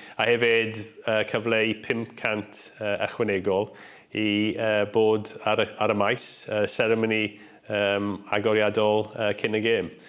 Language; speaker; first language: Welsh; non-native, local second language; English